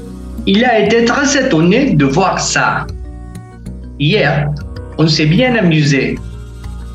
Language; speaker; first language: French; non-native, fluent; Spanish